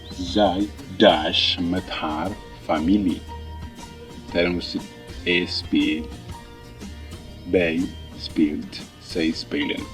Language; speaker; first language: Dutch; non-native, fluent; Tigrinya